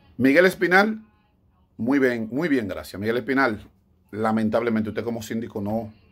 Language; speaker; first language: Spanish; native; Spanish